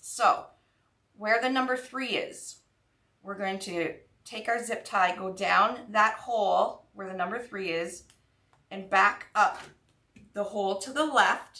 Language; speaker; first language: English; native; English